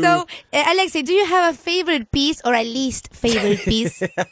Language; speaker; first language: English; non-native, fluent; Spanish